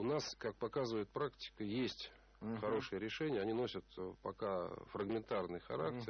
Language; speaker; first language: Russian; native; Russian